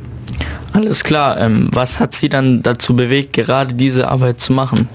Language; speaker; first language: German; native; German